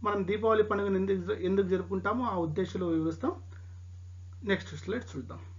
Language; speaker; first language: Telugu; non-native, local second language; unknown